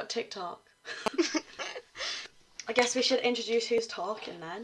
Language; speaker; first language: English; native; English